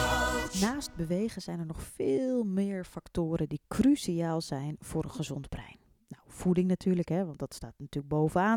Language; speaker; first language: Dutch; native; Dutch